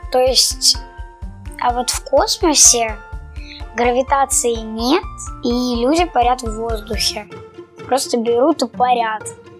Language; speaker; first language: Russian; native; Russian